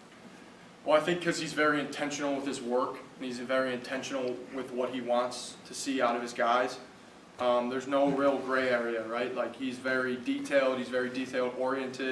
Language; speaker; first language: English; native; English